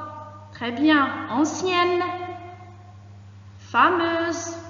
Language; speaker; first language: French; non-native, local second language; Arabic